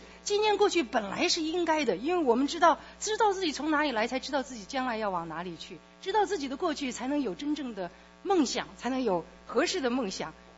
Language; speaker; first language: Chinese; native; Chinese